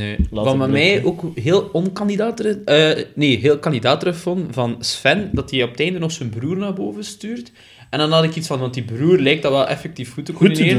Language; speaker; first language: Dutch; native; Dutch